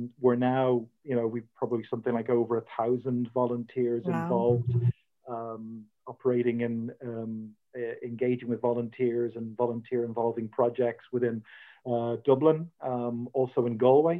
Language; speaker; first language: English; native; English